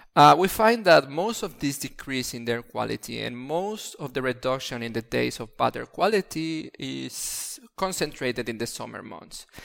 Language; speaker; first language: English; non-native, fluent; Spanish